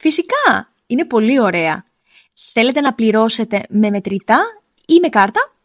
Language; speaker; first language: Greek; non-native, fluent; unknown